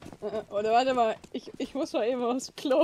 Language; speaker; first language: German; native; German